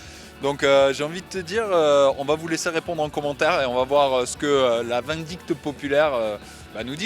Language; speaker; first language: French; native; French